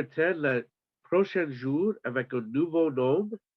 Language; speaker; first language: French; non-native, learner; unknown